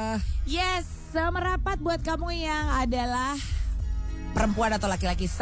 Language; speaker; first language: Indonesian; native; Indonesian